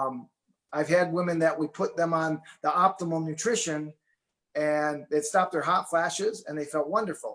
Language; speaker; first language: English; native; English